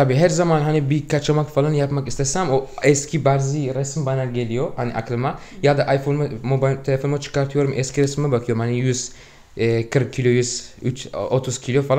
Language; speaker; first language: Turkish; non-native, fluent; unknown